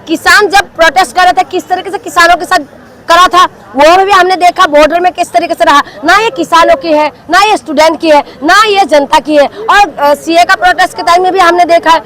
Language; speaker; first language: Hindi; non-native, local second language; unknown